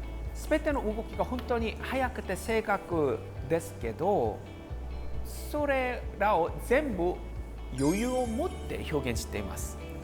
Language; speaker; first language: Japanese; non-native, learner; Korean